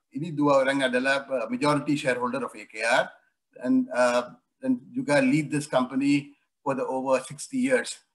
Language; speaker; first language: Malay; non-native, fluent; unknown